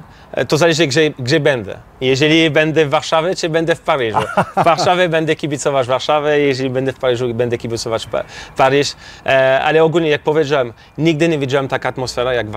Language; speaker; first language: Polish; non-native, learner; French